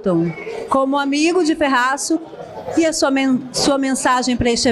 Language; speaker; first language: Portuguese; native; Portuguese